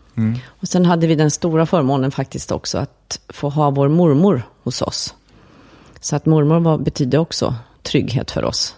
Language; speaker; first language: Swedish; early bilingual, other home language; Finnish